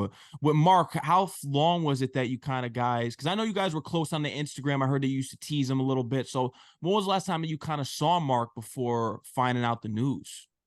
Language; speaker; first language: English; native; English